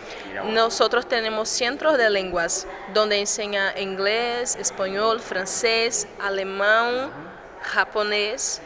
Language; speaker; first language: Spanish; non-native, fluent; Portuguese